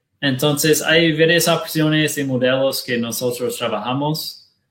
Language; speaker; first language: Spanish; non-native, learner; Portuguese